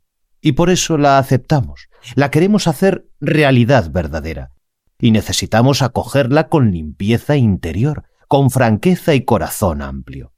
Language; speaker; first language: Spanish; native; Spanish